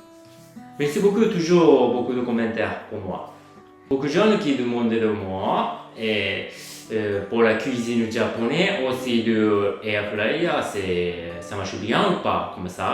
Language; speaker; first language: French; non-native, learner; Japanese